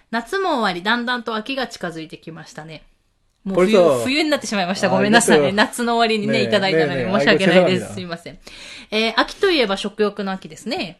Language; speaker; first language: Japanese; native; Japanese